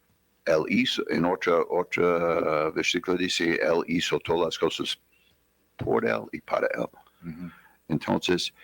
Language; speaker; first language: Spanish; non-native, fluent; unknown